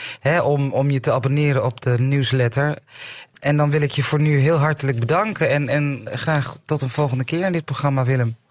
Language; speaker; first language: Dutch; native; Dutch